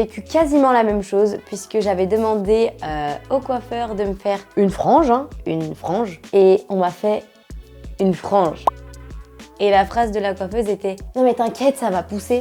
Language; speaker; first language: French; native; French